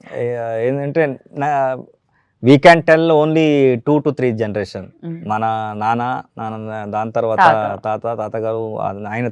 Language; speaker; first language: Telugu; non-native, learner; Kannada